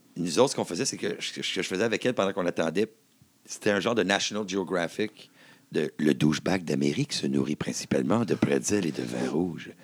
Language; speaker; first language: French; native; French